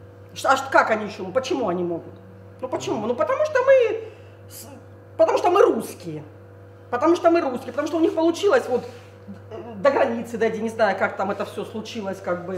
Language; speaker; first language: Russian; native; Russian